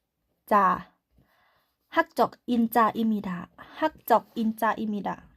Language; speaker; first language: Korean; non-native, learner; Thai